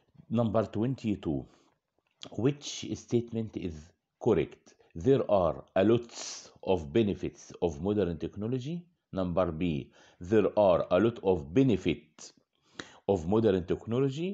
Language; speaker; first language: English; non-native, fluent; Arabic